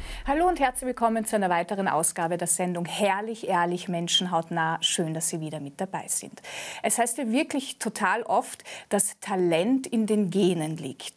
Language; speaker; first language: German; native; German